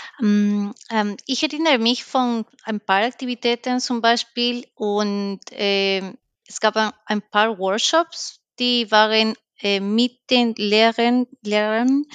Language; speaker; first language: German; non-native, learner; Spanish